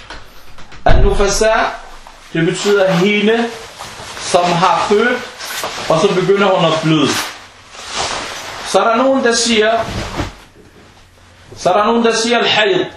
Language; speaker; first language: Danish; non-native, fluent; Arabic